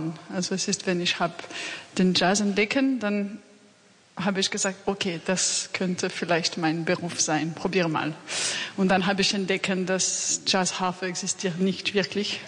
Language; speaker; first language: German; non-native, learner; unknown